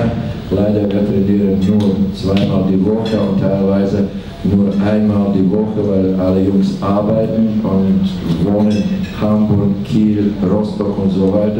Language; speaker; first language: German; non-native, learner; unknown